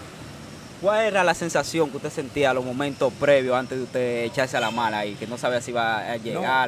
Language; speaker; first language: Spanish; native; Spanish